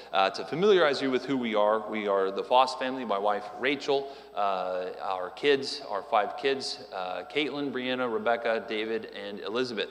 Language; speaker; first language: English; native; English